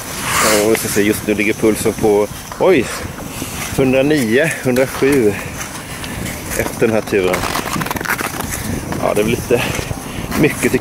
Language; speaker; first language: Swedish; native; Swedish